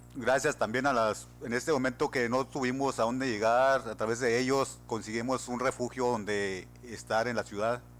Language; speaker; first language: Spanish; native; Spanish